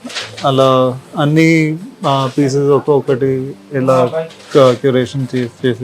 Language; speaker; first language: Telugu; non-native, local second language; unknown